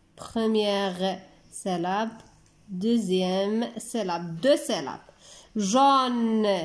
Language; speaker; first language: French; non-native, local second language; Arabic